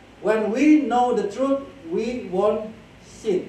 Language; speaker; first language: English; non-native, fluent; Indonesian